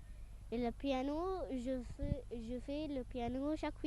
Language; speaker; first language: French; non-native, fluent; Arabic